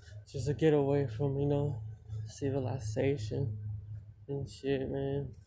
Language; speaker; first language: English; early bilingual, other home language; Spanish